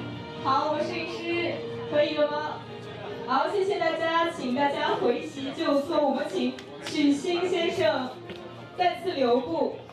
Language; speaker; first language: Chinese; native; Chinese